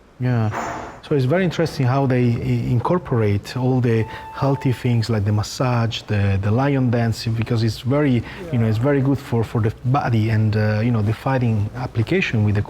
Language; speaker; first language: English; non-native, fluent; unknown